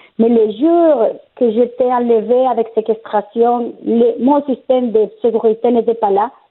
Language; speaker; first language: French; non-native, fluent; Spanish